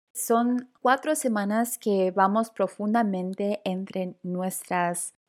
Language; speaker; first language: Spanish; early bilingual, heritage; Spanish